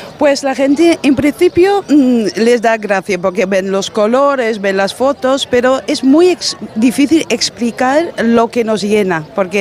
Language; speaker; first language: Spanish; non-native, fluent; Dutch